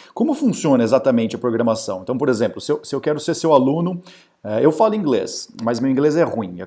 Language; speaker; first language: Portuguese; native; Portuguese